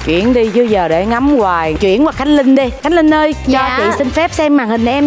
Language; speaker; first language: Vietnamese; native; Vietnamese